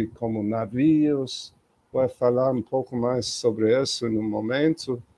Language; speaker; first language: Portuguese; non-native, fluent; English